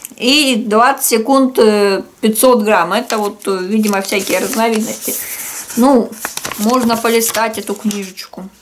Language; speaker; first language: Russian; native; Russian